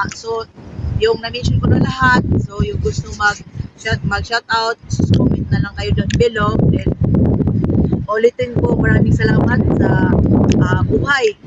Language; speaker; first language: Filipino; non-native, local second language; Cebuano